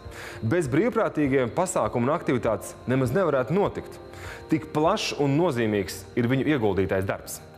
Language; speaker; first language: Latvian; native; Latvian